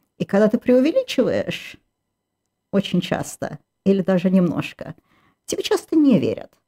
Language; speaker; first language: Russian; early bilingual, heritage; Russian